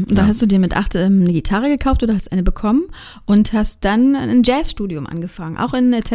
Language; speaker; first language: German; native; German